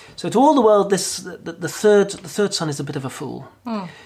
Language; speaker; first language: English; native; English